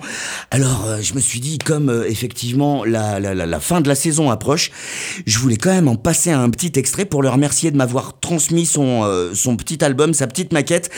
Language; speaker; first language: French; native; French